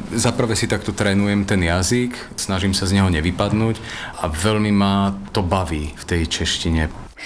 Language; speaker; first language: Slovak; native; Slovak